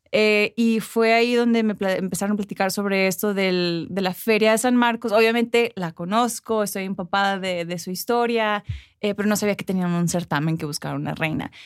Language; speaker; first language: Spanish; early bilingual, heritage; Spanish